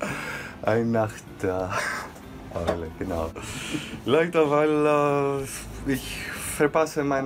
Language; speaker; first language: German; non-native, fluent; Greek